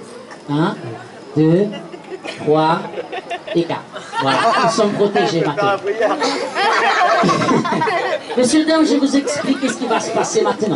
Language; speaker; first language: French; non-native, fluent; Portuguese